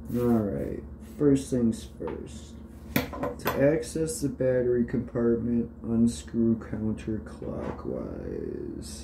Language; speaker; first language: English; native; English